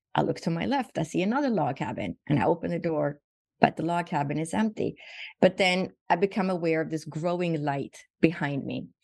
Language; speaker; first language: English; non-native, fluent; Swedish